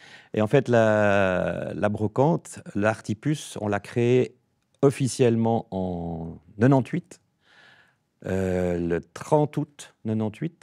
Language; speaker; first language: French; native; French